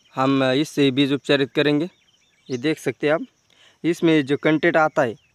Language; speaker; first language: Hindi; non-native, local second language; Marathi